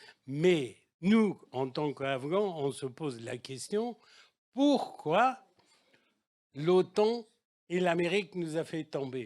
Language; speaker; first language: French; non-native, fluent; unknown